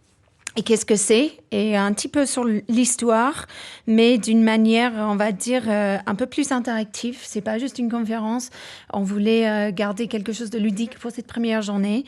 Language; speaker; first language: French; non-native, fluent; English